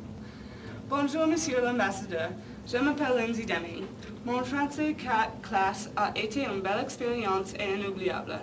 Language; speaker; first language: French; non-native, learner; English